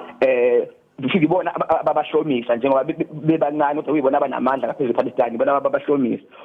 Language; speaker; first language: Zulu; native; Zulu